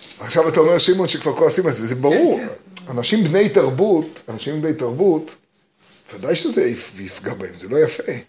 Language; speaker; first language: Hebrew; native; Hebrew